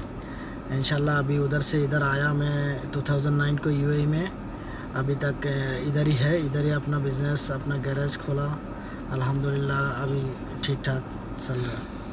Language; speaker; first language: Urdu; non-native, learner; Bangla